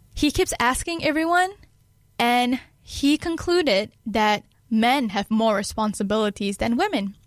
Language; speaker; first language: English; non-native, local second language; Malay